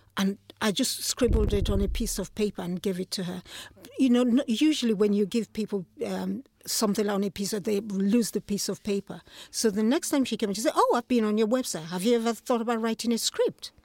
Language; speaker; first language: English; non-native, local second language; Igbo